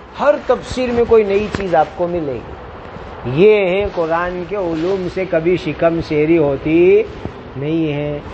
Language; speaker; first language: Urdu; non-native, local second language; Gujarati